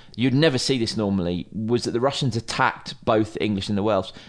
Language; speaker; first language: English; native; English